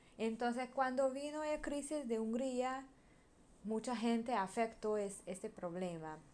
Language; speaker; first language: Spanish; non-native, learner; Hungarian